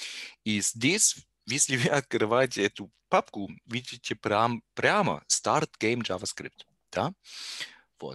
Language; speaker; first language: Russian; non-native, learner; German